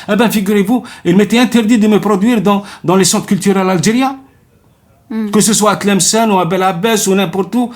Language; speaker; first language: French; non-native, local second language; Arabic